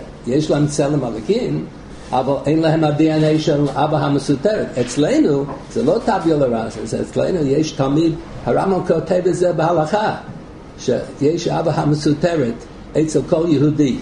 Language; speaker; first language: Hebrew; non-native, fluent; English